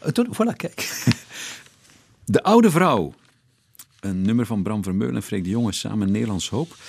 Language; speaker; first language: Dutch; native; Dutch